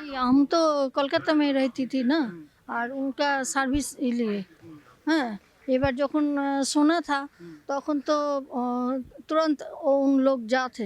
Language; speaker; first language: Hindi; non-native, local second language; Bangla